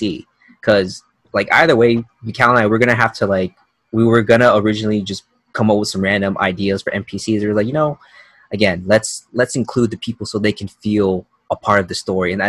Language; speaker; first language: English; native; English